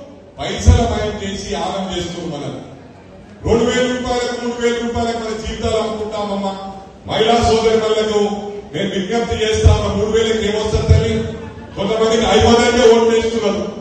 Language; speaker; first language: Telugu; native; Telugu